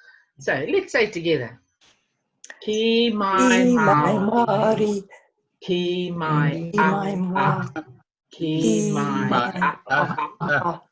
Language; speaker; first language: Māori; non-native, fluent; English